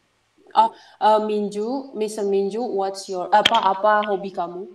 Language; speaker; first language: Korean; non-native, learner; Indonesian